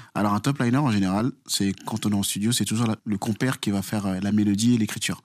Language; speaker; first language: French; early bilingual, other home language; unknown